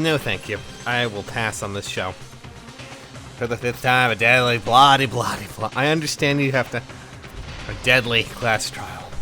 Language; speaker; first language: English; native; English